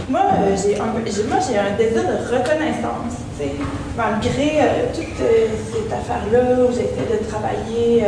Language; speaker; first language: French; native; French